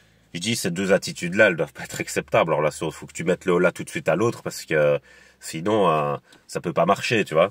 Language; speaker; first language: French; native; French